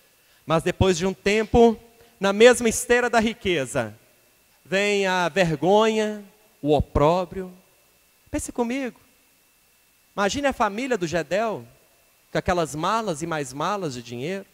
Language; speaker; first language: Portuguese; native; Portuguese